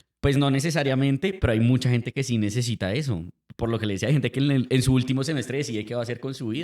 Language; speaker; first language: Spanish; native; Spanish